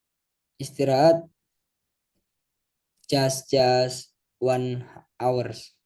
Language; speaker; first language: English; non-native, learner; Indonesian